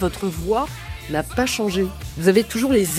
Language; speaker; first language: French; native; French